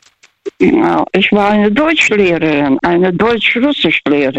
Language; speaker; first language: German; early bilingual, heritage; Russian